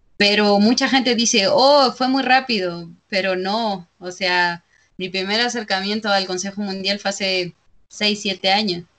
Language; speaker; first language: Spanish; native; Spanish